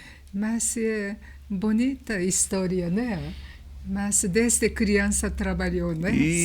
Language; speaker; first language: Portuguese; non-native, learner; Japanese